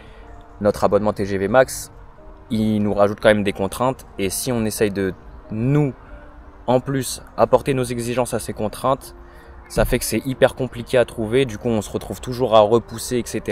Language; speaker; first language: French; native; French